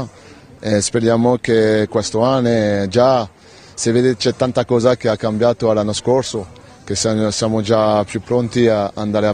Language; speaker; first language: Italian; non-native, learner; French